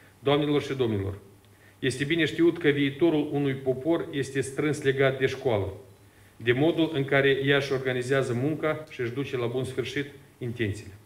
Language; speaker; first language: Romanian; native; Romanian